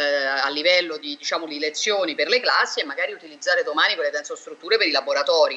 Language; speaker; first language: Italian; native; Italian